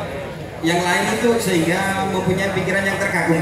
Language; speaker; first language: Indonesian; native; Indonesian